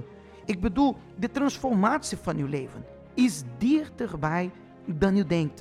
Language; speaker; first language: Dutch; non-native, fluent; Portuguese